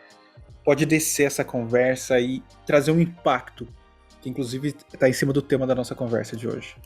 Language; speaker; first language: Portuguese; native; Portuguese